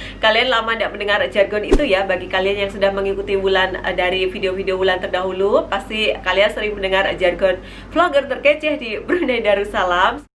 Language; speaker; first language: Indonesian; native; Indonesian